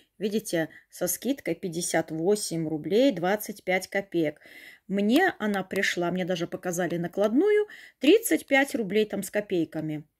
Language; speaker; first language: Russian; native; Russian